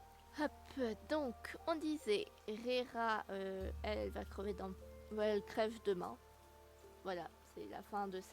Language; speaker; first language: French; native; French